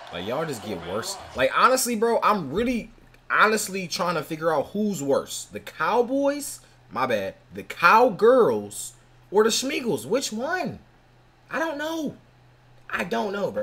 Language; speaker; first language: English; native; English